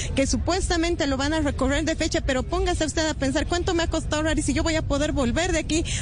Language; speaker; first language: Spanish; native; Spanish